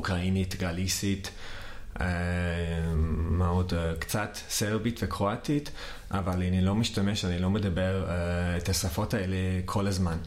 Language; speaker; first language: Hebrew; non-native, learner; English